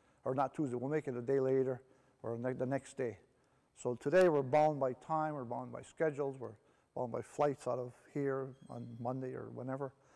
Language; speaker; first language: English; native; English